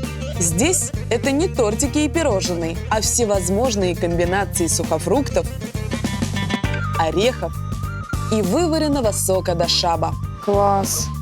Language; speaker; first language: Russian; native; Russian